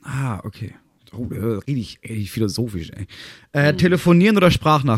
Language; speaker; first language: German; native; German